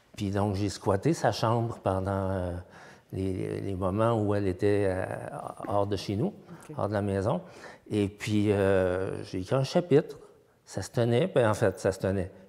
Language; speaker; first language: French; native; French